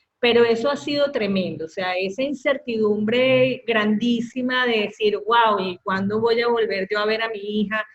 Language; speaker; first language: Spanish; native; Spanish